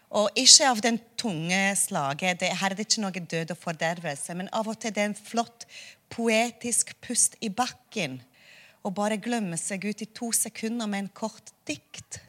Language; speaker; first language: Norwegian; non-native, fluent; Hungarian